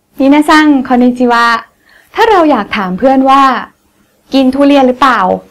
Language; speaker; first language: Thai; native; Thai